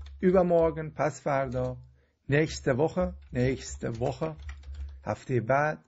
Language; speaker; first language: German; non-native, fluent; Persian